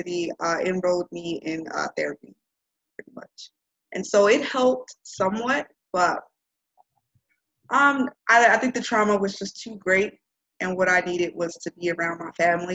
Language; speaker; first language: English; native; English